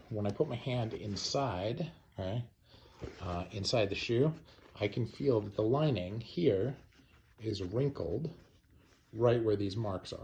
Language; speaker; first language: English; native; English